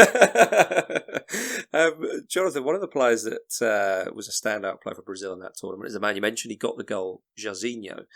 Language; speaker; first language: English; native; English